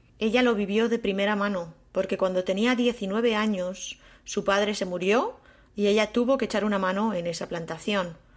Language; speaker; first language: Spanish; native; Spanish